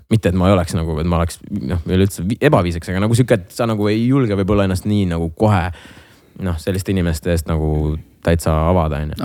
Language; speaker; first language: Estonian; non-native, local second language; Russian